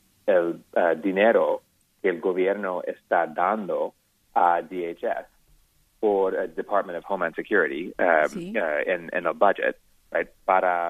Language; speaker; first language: Spanish; non-native, learner; English